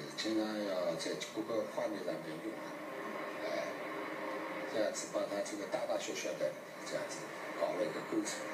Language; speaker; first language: Chinese; native; Chinese